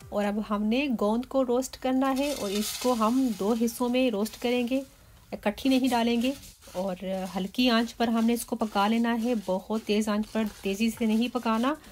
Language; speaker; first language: Urdu; native; Urdu